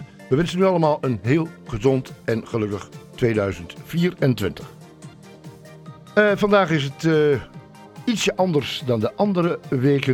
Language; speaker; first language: Dutch; native; Dutch